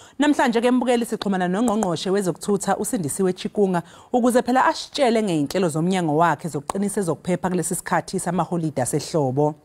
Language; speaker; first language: Zulu; non-native, local second language; Xhosa